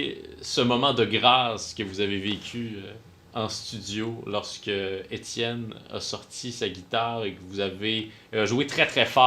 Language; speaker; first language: French; native; French